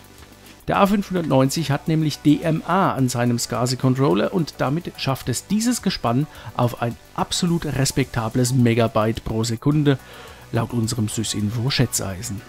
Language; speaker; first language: German; native; German